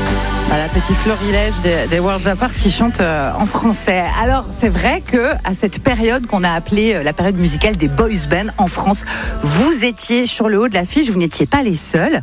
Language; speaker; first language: French; native; French